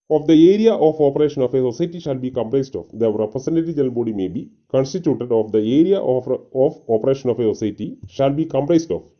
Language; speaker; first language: English; non-native, local second language; Malayalam